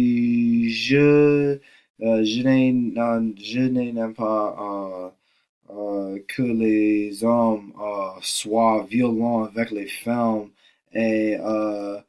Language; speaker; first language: French; non-native, learner; English